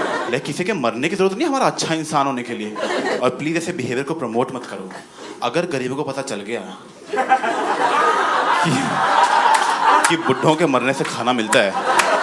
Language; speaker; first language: Hindi; native; Hindi